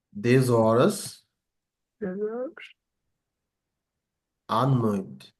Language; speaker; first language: Portuguese; non-native, fluent; Bangla